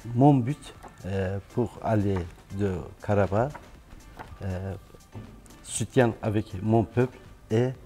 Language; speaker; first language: French; non-native, learner; Turkish